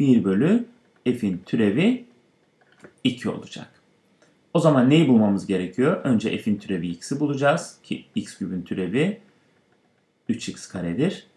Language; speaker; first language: Turkish; native; Turkish